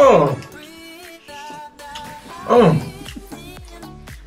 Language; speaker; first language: French; native; French